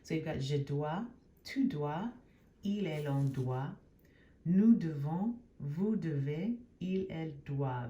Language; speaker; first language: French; non-native, fluent; English